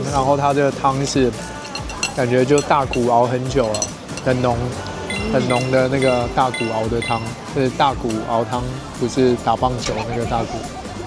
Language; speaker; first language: Chinese; native; Chinese